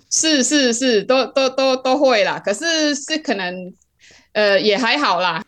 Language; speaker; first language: Chinese; non-native, fluent; Hakka Chinese